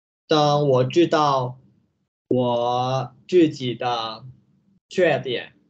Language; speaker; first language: Chinese; non-native, learner; Vietnamese